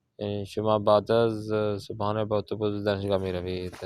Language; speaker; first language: Persian; non-native, fluent; Urdu